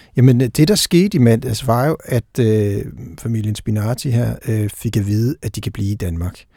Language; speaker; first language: Danish; native; Danish